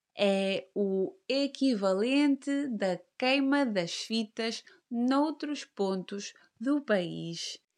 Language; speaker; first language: Portuguese; native; Portuguese